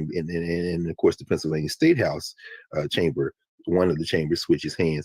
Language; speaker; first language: English; native; English